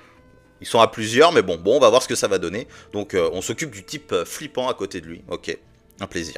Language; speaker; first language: French; native; French